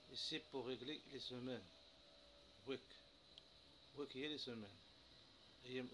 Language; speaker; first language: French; non-native, local second language; Arabic